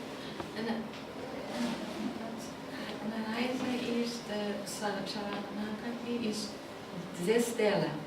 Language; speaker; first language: Dutch; non-native, learner; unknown